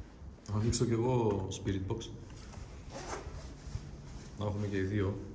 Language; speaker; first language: Greek; early bilingual, other home language; Albanian